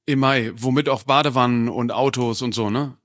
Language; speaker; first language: German; native; German